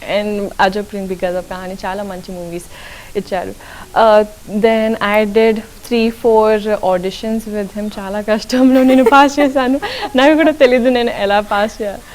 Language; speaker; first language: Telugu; non-native, local second language; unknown